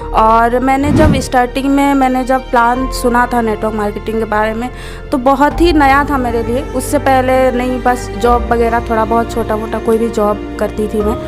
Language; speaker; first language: Hindi; non-native, local second language; Assamese